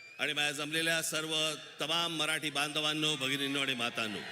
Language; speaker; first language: Marathi; native; Marathi